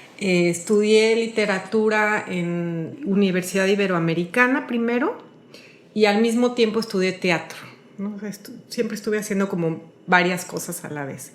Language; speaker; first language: Spanish; early bilingual, heritage; Spanish